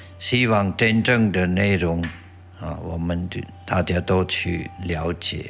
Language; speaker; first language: Chinese; non-native, fluent; German